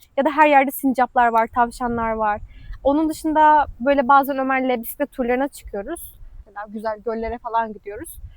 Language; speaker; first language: Turkish; native; Turkish